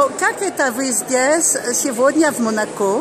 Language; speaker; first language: Russian; non-native, learner; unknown